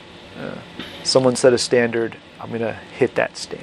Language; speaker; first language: English; native; English